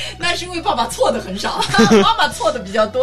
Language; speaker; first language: Chinese; native; Chinese